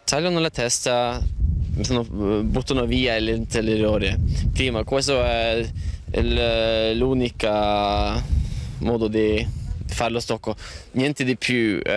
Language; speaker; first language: Italian; non-native, learner; Norwegian